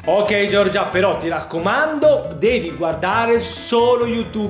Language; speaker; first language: Italian; native; Italian